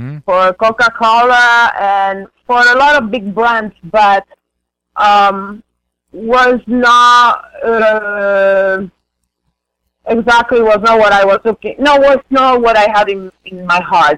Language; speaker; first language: English; non-native, fluent; Spanish